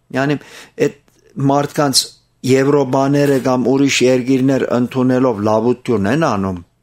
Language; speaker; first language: Armenian; early bilingual, heritage; Armenian